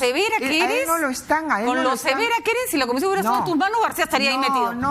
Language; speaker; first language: Spanish; native; Spanish